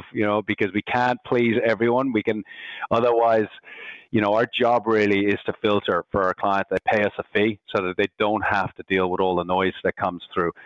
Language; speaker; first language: English; native; English